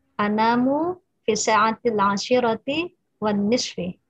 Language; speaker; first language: Arabic; non-native, learner; Indonesian